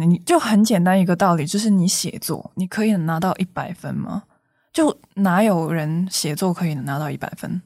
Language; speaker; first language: Chinese; non-native, local second language; Cantonese